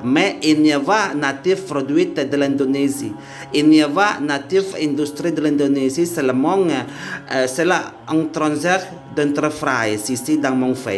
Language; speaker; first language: French; non-native, learner; Indonesian